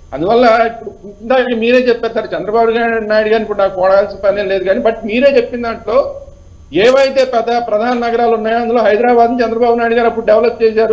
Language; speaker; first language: Telugu; native; Telugu